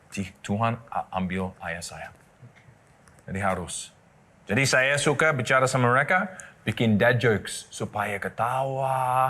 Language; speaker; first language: Indonesian; non-native, learner; English